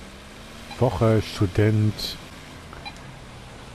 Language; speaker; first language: German; native; German